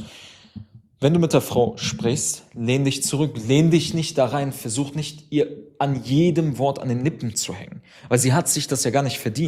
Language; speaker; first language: German; native; German